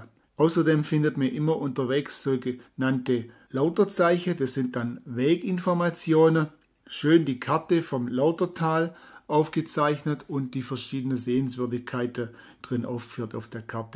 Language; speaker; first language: German; native; German